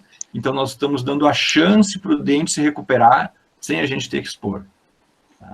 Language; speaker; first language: Portuguese; native; Portuguese